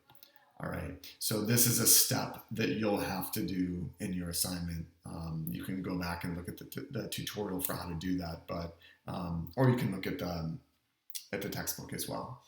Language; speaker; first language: English; native; English